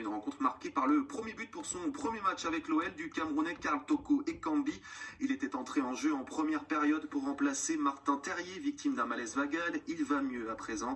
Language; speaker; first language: French; native; French